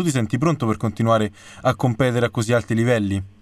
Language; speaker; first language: Italian; native; Italian